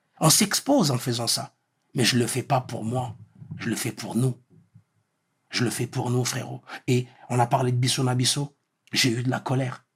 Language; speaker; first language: French; early bilingual, other home language; Lingala